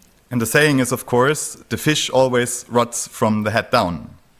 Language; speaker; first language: English; non-native, fluent; German